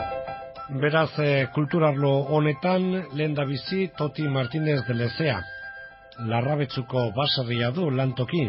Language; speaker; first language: Basque; native; Basque